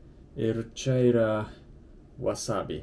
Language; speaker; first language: Lithuanian; non-native, fluent; Japanese